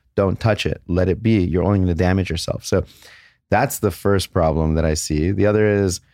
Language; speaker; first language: English; native; English